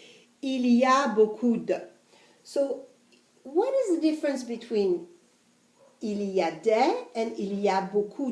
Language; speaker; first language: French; non-native, fluent; English